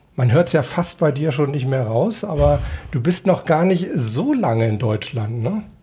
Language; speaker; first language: German; native; German